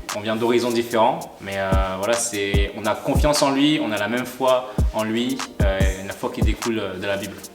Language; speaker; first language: French; early bilingual, other home language; Malagasy